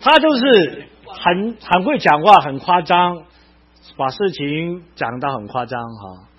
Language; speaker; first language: Chinese; non-native, local second language; Cantonese